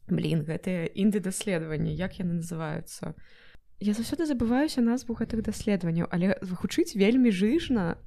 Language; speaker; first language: Belarusian; non-native, local second language; Russian